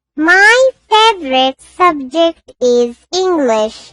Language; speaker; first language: English; non-native, learner; Urdu